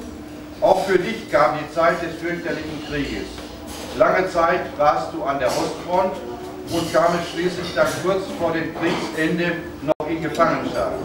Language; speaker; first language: German; native; German